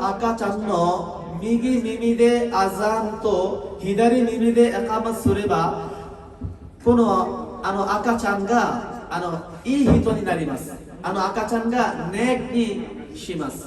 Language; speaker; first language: Japanese; non-native, learner; Bangla